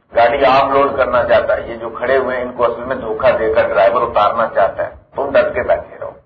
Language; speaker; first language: Urdu; non-native, local second language; Punjabi